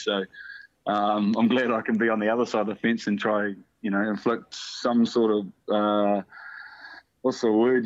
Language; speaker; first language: English; native; English